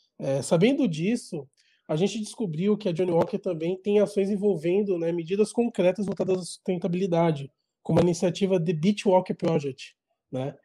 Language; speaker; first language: Portuguese; native; Portuguese